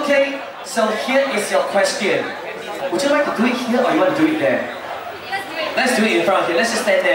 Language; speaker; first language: English; non-native, local second language; Chinese